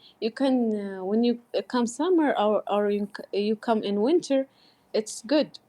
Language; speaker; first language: English; non-native, learner; Arabic